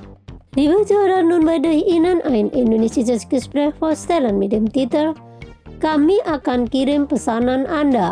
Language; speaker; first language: German; non-native, fluent; Indonesian